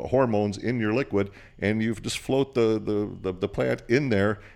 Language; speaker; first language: English; native; English